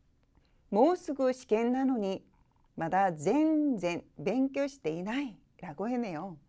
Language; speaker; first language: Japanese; non-native, fluent; Korean